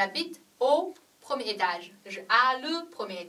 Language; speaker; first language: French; non-native, fluent; Chinese